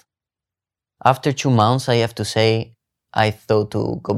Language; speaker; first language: English; non-native, fluent; Italian